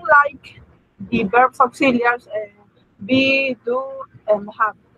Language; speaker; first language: English; non-native, learner; Spanish